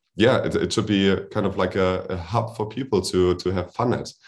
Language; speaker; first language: English; non-native, fluent; German